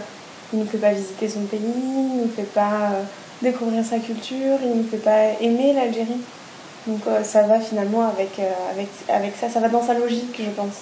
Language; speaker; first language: French; native; French